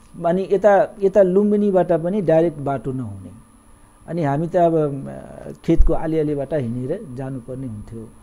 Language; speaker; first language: Nepali; non-native, local second language; Awadhi